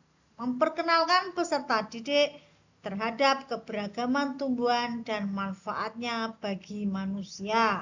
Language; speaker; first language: Indonesian; native; Indonesian